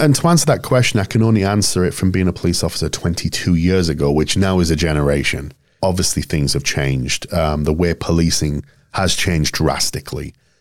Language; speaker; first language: English; native; English